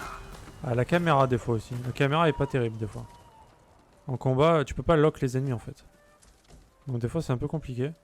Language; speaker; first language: French; native; French